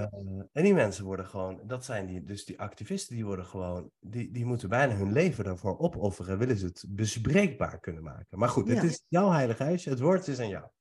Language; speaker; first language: Dutch; early bilingual, other home language; Persian